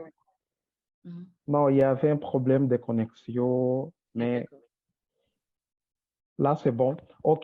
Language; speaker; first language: French; non-native, local second language; Rundi